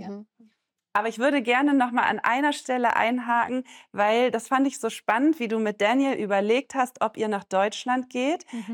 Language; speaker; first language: German; native; German